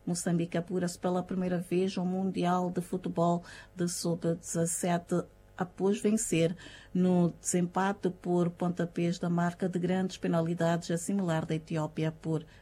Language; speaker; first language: Portuguese; native; Portuguese